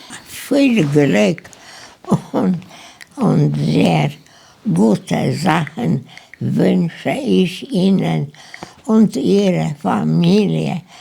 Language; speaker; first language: German; non-native, learner; Polish